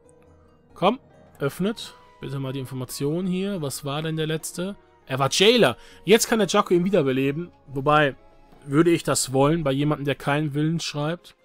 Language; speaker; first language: German; native; German